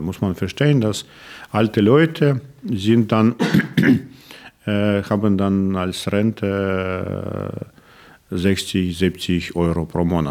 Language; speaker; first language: German; non-native, learner; Russian